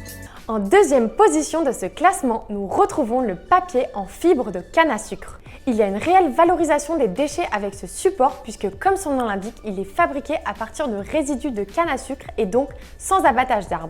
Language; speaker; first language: French; native; French